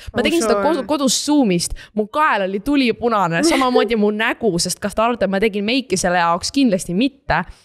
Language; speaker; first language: Estonian; native; Estonian